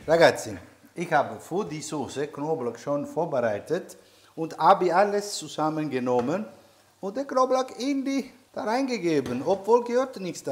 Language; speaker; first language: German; non-native, learner; Italian